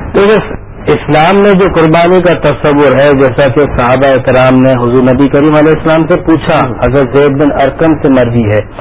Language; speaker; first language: Urdu; native; Urdu